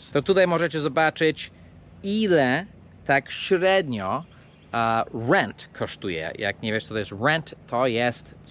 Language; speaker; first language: Polish; non-native, fluent; English